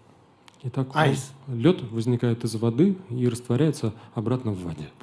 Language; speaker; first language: Russian; native; Russian